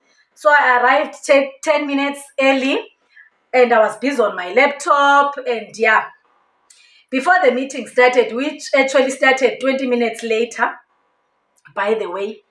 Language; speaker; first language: English; non-native, local second language; Xhosa